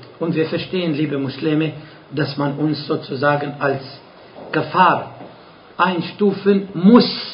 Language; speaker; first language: German; non-native, fluent; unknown